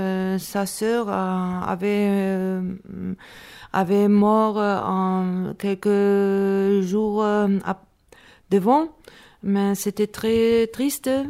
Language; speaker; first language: French; non-native, learner; Spanish